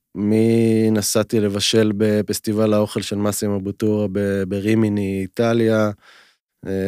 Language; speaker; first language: Hebrew; native; Hebrew